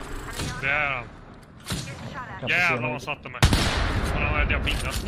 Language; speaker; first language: Swedish; native; Swedish